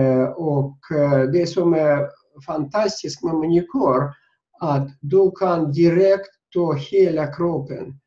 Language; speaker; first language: Swedish; non-native, fluent; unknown